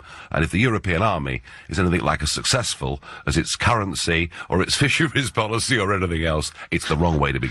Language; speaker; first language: English; native; English